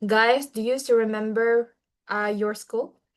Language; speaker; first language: English; non-native, learner; Indonesian